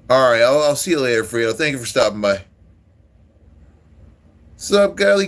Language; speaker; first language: English; native; English